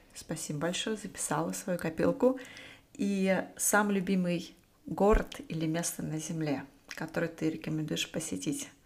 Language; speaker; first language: Russian; native; Russian